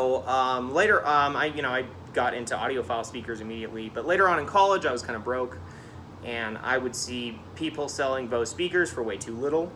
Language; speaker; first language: English; native; English